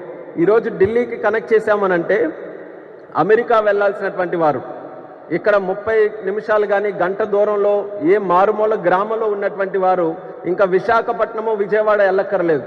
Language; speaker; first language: Telugu; native; Telugu